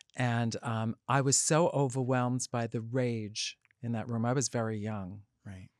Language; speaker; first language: English; native; English